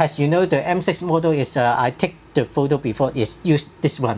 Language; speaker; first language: English; non-native, local second language; Cantonese